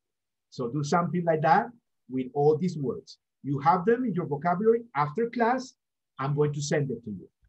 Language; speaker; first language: English; non-native, fluent; Spanish